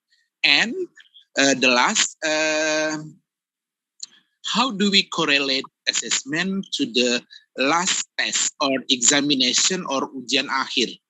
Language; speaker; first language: English; non-native, fluent; Indonesian